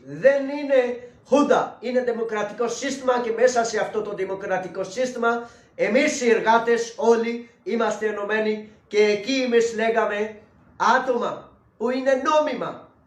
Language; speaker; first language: Greek; non-native, learner; Urdu